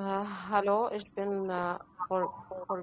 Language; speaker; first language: German; non-native, learner; Arabic